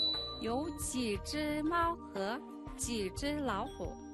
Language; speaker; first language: Chinese; non-native, fluent; Mongolian